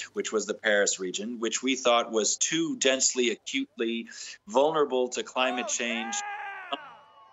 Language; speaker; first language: English; native; English